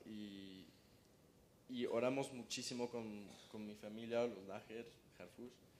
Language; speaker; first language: Spanish; early bilingual, heritage; Spanish